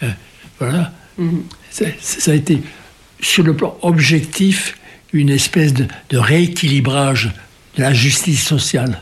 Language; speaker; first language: French; native; French